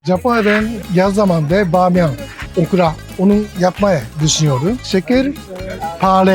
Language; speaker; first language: Turkish; non-native, learner; Japanese